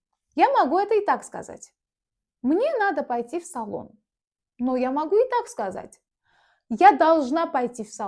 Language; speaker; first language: Russian; non-native, fluent; Azerbaijani